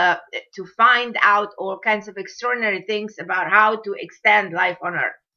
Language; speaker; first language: English; non-native, fluent; Romanian